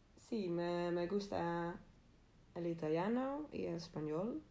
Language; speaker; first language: Spanish; non-native, learner; Dutch